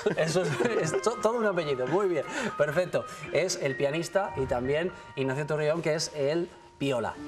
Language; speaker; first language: Spanish; native; Spanish